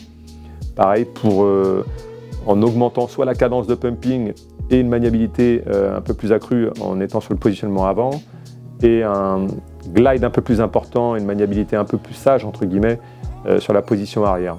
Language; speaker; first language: French; native; French